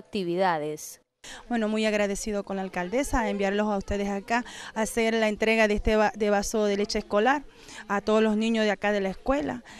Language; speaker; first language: Spanish; native; Spanish